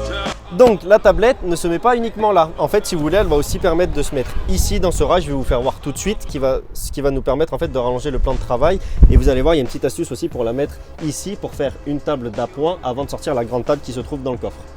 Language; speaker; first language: French; native; French